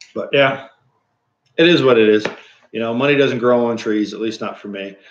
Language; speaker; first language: English; native; English